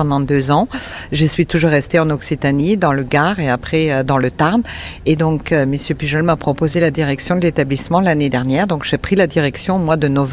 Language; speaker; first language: French; non-native, fluent; German